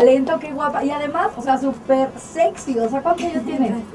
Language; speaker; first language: Spanish; native; Spanish